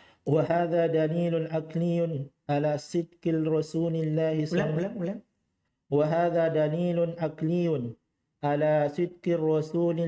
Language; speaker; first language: Arabic; non-native, learner; Indonesian